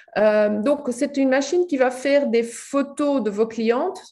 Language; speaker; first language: French; native; French